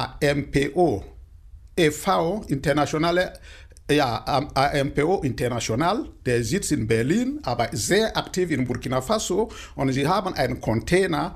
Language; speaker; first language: German; non-native, fluent; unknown